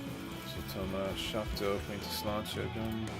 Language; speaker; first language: Irish; non-native, local second language; English